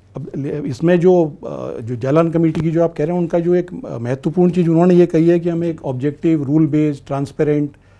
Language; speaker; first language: Hindi; native; Hindi